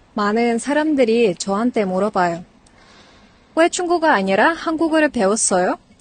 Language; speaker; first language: Korean; non-native, fluent; Yakut